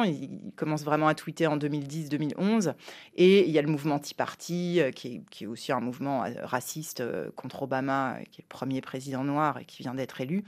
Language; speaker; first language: French; native; French